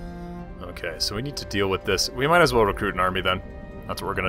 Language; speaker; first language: English; native; English